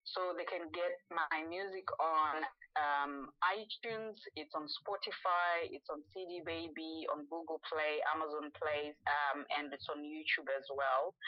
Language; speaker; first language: English; non-native, local second language; Shona